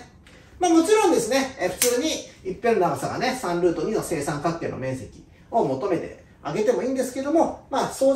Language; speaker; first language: Japanese; native; Japanese